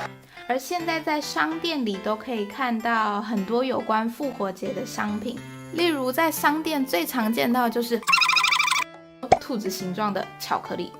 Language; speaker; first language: Chinese; native; Chinese